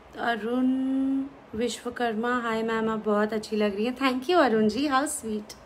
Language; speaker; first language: Hindi; native; Hindi